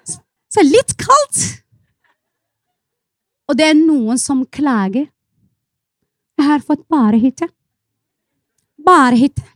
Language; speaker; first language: Norwegian; non-native, fluent; Arabic